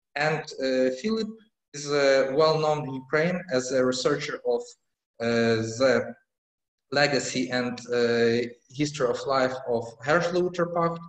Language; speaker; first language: English; non-native, fluent; Ukrainian